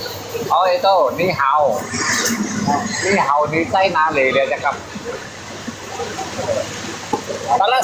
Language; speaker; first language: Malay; non-native, local second language; Hakka Chinese